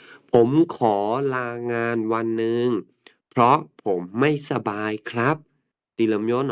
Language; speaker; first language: Thai; non-native, fluent; Burmese